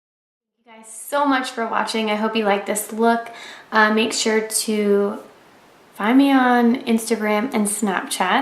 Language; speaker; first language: English; native; English